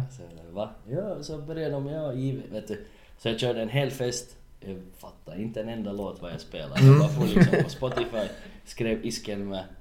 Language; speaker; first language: Swedish; early bilingual, other home language; Arabic